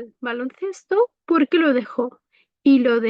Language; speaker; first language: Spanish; non-native, fluent; Bangla